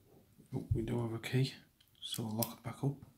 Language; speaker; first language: English; native; English